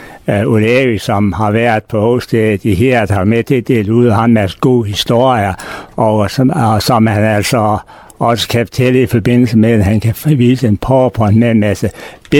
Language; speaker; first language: Danish; native; Danish